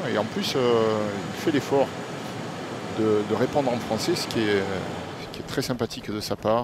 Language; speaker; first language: French; native; French